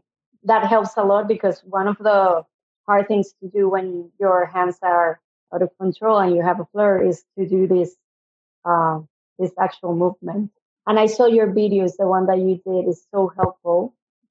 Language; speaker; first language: English; non-native, fluent; Spanish